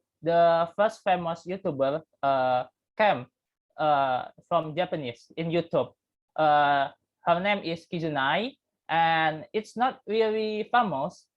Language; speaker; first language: English; non-native, learner; Indonesian